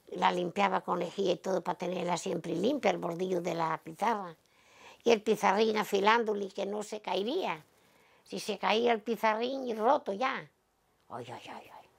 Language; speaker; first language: Spanish; native; Spanish